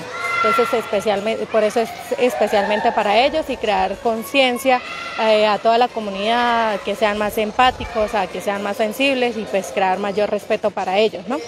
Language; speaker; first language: Spanish; native; Spanish